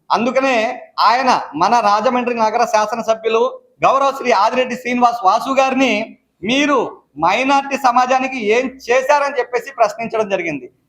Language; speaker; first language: Telugu; non-native, local second language; Urdu